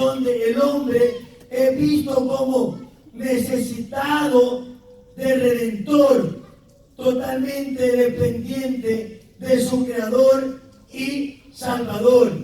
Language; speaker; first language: Spanish; native; Spanish